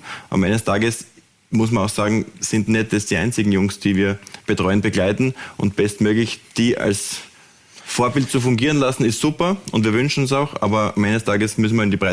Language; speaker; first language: German; native; German